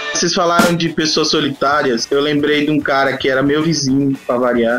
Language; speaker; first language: Portuguese; native; Portuguese